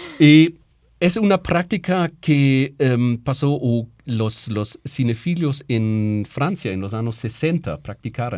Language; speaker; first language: Spanish; non-native, fluent; German